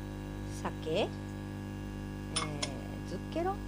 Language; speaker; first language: Italian; non-native, learner; Japanese